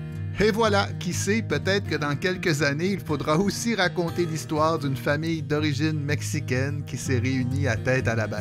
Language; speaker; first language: French; native; French